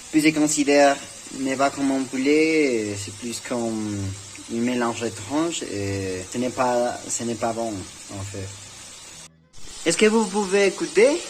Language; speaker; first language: French; non-native, learner; Spanish